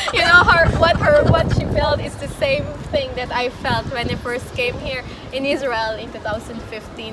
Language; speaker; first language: English; non-native, fluent; Filipino